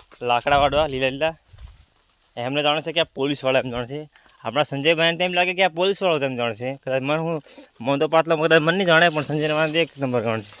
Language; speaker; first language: Gujarati; non-native, local second language; Bhili